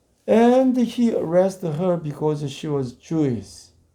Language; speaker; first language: English; non-native, fluent; Korean